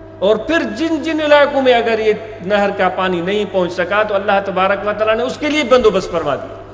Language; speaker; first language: Urdu; non-native, local second language; Sindhi